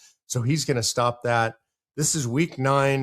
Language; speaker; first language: English; native; English